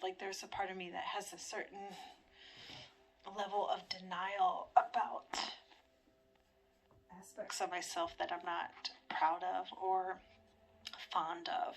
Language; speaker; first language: English; native; English